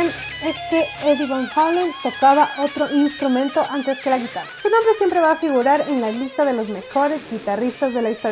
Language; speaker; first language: Spanish; native; Spanish